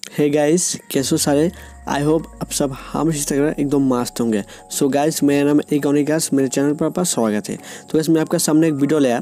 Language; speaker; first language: Hindi; non-native, local second language; Bangla